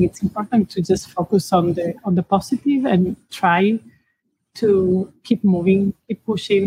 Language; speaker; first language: English; non-native, fluent; Spanish